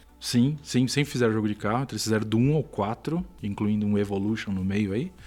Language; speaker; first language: Portuguese; native; Portuguese